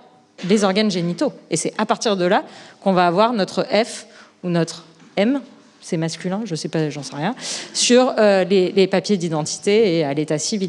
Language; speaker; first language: French; native; French